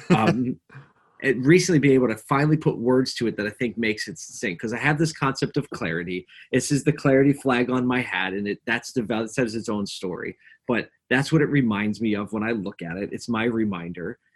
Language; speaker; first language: English; native; English